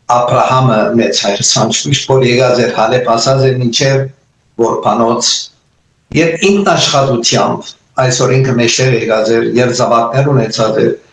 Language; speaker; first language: Armenian; early bilingual, heritage; Armenian